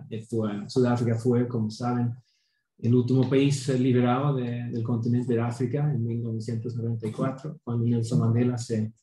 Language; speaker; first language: Spanish; non-native, fluent; Swedish